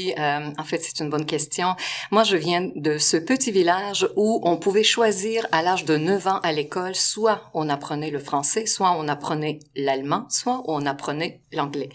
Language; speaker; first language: French; non-native, fluent; Russian